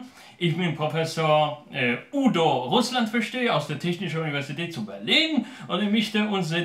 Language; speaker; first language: German; non-native, fluent; Polish